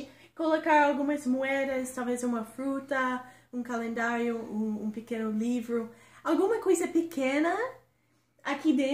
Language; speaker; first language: Portuguese; non-native, fluent; English